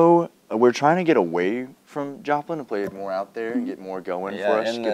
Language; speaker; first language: English; native; English